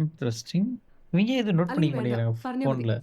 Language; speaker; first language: Tamil; native; Tamil